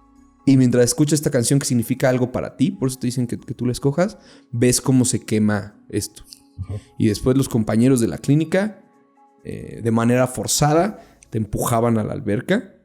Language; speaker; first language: Spanish; native; Spanish